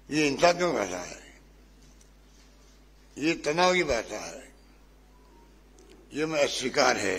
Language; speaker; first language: Hindi; native; Hindi